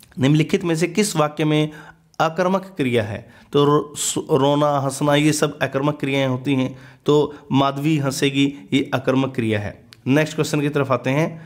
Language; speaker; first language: Hindi; native; Hindi